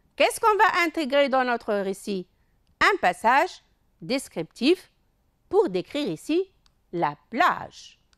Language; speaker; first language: French; non-native, local second language; Arabic